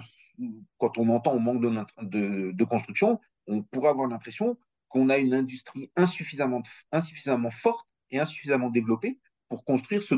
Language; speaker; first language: French; native; French